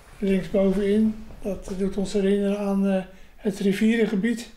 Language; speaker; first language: Dutch; native; Dutch